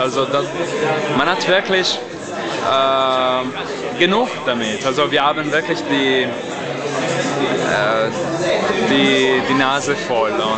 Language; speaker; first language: German; non-native, fluent; Italian